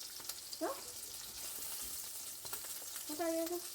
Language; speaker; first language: Russian; non-native, learner; Sinhala